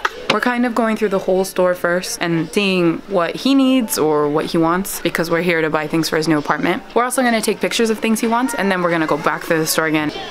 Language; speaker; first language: English; native; English